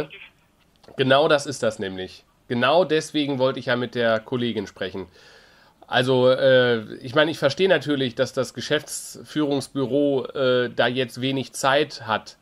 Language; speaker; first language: German; native; German